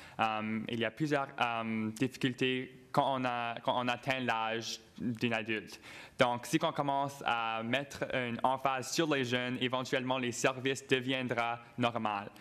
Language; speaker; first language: French; non-native, local second language; English